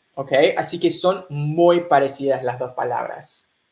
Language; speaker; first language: Spanish; non-native, fluent; English